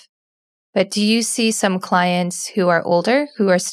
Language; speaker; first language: English; native; English